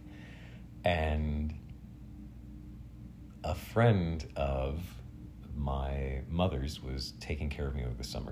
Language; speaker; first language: English; native; English